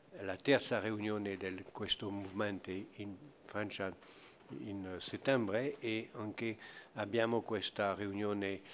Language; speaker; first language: Italian; non-native, fluent; French